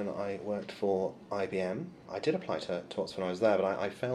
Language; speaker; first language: English; native; English